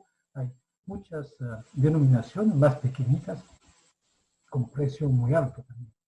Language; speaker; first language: Spanish; non-native, fluent; French